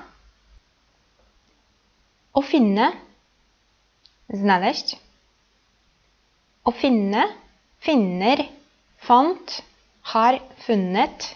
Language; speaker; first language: Norwegian; non-native, fluent; Polish